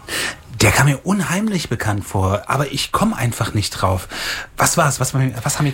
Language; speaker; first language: German; native; German